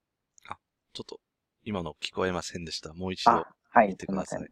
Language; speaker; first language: Japanese; non-native, learner; English